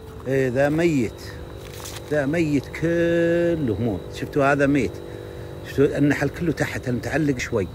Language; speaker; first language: Arabic; native; Arabic